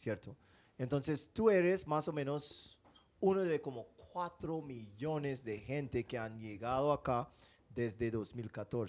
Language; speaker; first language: Spanish; non-native, fluent; English